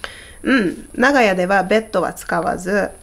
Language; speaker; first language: Japanese; non-native, fluent; Hungarian